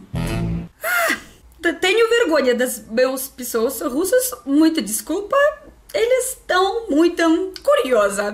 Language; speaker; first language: Portuguese; non-native, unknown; Russian